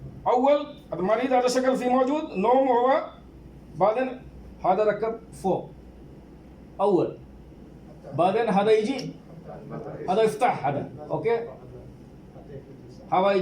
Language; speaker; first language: Arabic; non-native, learner; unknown